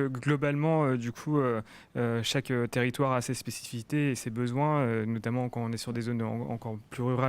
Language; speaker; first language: French; native; French